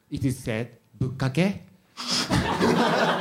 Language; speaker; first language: English; non-native, learner; Japanese